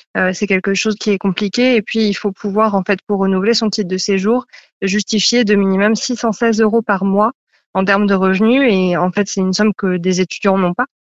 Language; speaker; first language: French; native; French